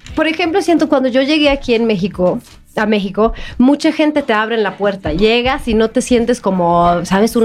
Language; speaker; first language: Spanish; non-native, fluent; Swedish